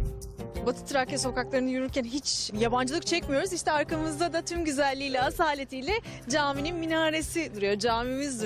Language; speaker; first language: Turkish; native; Turkish